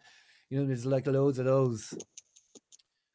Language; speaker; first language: English; native; English